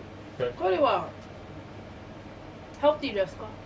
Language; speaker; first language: Japanese; non-native, learner; English